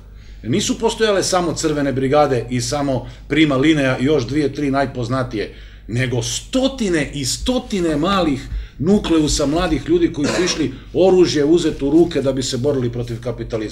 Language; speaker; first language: Croatian; native; Croatian